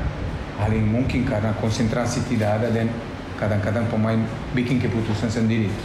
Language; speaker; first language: Indonesian; non-native, learner; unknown